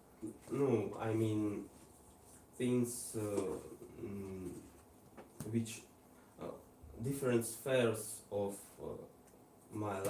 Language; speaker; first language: English; non-native, learner; Russian